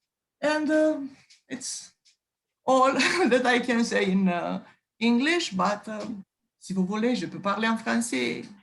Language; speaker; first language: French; non-native, fluent; Romanian